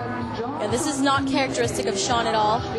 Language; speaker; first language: English; native; English